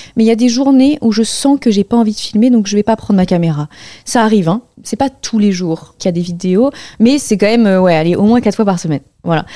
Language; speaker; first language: French; native; French